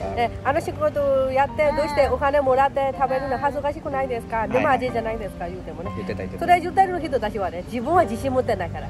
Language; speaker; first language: Japanese; non-native, learner; Burmese